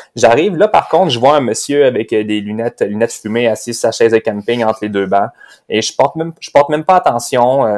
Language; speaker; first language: French; native; French